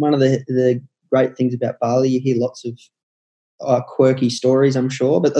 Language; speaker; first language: English; native; English